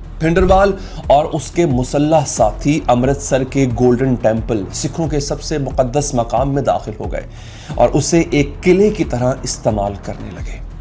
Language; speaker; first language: Urdu; native; Urdu